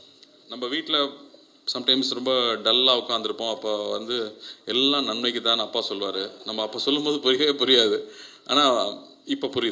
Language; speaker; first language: Tamil; native; Tamil